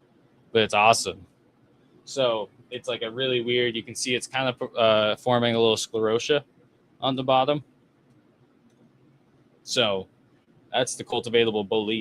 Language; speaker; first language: English; native; English